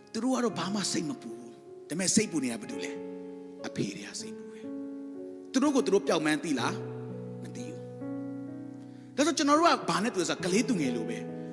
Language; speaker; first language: Burmese; non-native, local second language; Hakha Chin